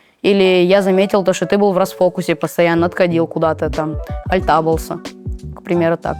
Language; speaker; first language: Russian; native; Russian